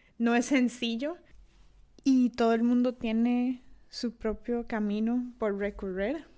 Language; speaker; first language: Spanish; native; Spanish